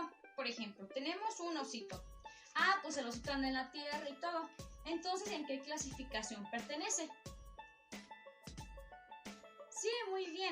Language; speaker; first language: Spanish; native; Spanish